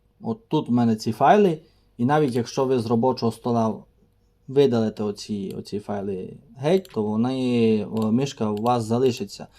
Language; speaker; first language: Ukrainian; native; Ukrainian